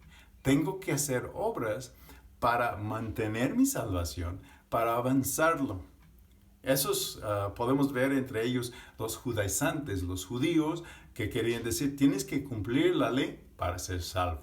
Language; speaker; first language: Spanish; non-native, fluent; English